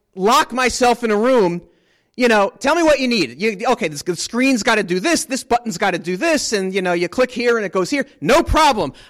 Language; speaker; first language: English; native; English